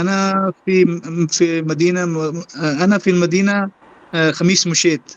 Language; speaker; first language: Arabic; non-native, learner; Urdu